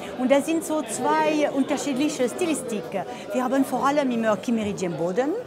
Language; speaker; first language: German; non-native, fluent; French